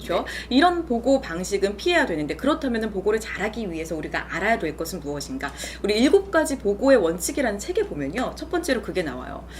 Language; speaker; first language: Korean; native; Korean